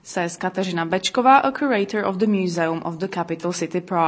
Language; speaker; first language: English; non-native, fluent; Czech